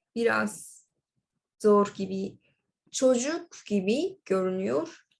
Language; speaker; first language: Turkish; non-native, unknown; Japanese